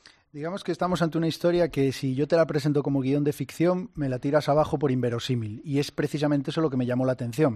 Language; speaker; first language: Spanish; native; Spanish